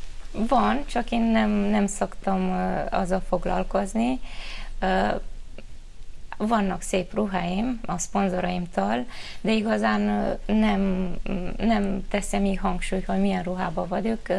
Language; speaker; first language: Hungarian; non-native, fluent; Romanian